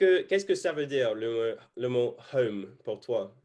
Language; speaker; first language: French; non-native, fluent; English